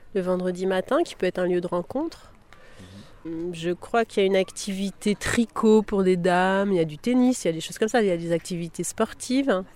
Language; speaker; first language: French; native; French